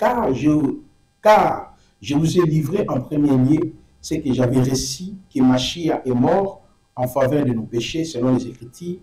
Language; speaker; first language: French; non-native, local second language; Lingala